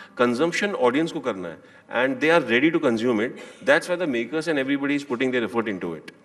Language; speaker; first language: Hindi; native; Hindi